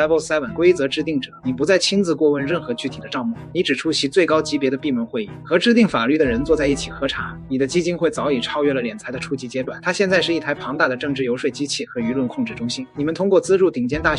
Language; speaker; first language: Chinese; native; Chinese